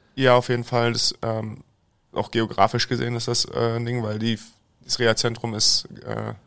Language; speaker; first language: German; native; German